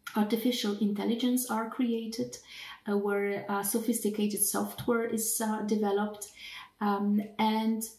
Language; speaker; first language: English; non-native, fluent; Polish